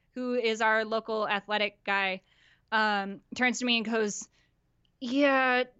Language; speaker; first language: English; native; English